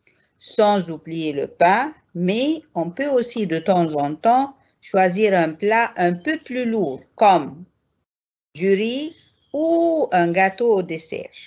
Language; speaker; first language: French; non-native, fluent; Arabic